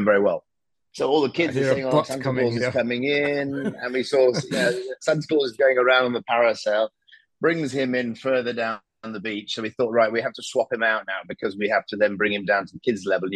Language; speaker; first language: English; native; English